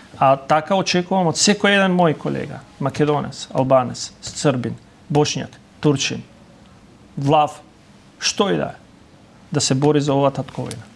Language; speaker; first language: Macedonian; non-native, local second language; Albanian